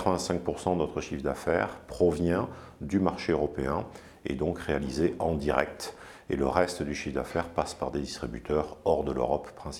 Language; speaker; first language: French; native; French